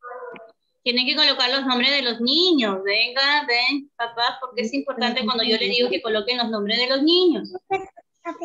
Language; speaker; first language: Spanish; native; Spanish